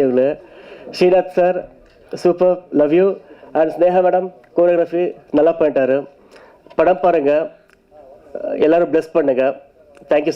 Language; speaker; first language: Tamil; non-native, learner; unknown